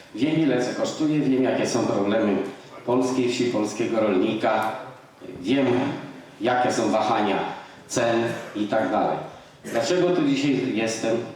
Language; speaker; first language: Polish; native; Polish